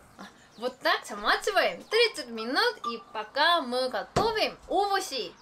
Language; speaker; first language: Russian; non-native, fluent; Korean